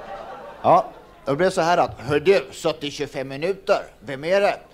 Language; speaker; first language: Swedish; native; Swedish